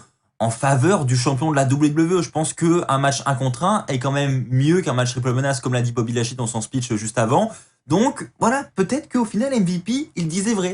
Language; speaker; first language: French; native; French